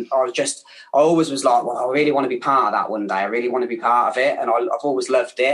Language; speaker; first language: English; native; English